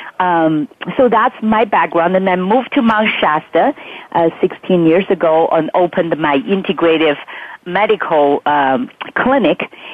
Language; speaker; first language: English; non-native, fluent; Chinese